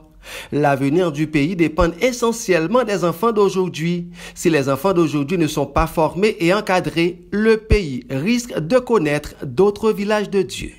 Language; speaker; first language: French; non-native, local second language; Haitian Creole